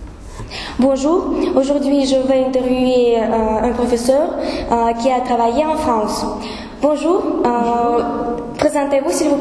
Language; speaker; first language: French; non-native, learner; Russian